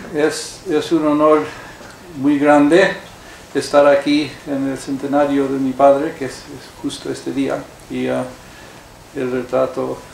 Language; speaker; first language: Spanish; early bilingual, heritage; Spanish